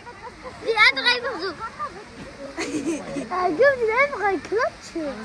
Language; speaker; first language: German; early bilingual, other home language; Arabic